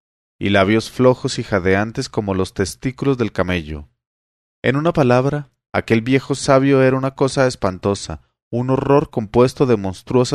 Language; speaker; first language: Spanish; native; Spanish